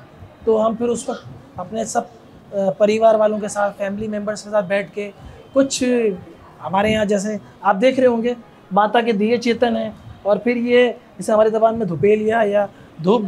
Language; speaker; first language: Urdu; non-native, local second language; Gujarati